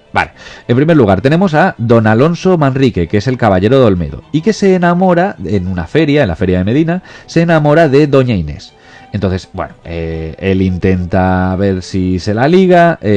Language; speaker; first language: Spanish; native; Spanish